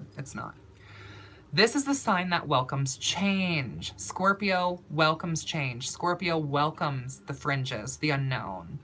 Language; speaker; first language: English; native; English